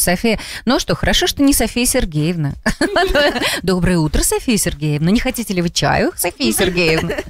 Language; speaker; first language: Russian; native; Russian